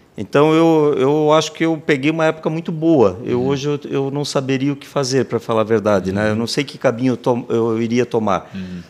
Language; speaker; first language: Portuguese; native; Portuguese